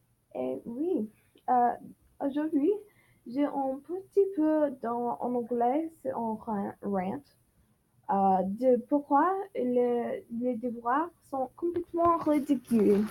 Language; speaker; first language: French; non-native, learner; English